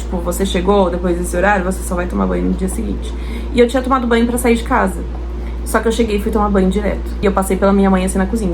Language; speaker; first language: Portuguese; native; Portuguese